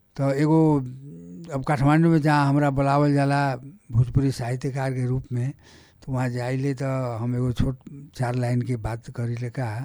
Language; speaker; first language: Bhojpuri; non-native, local second language; Nepali